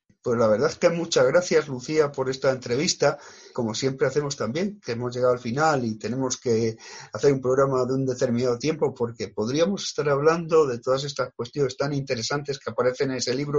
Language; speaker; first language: Spanish; native; Spanish